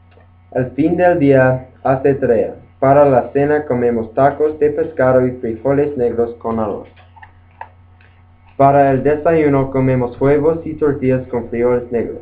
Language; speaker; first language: Spanish; non-native, learner; English